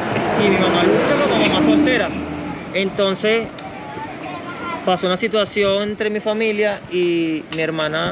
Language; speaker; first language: Spanish; native; Spanish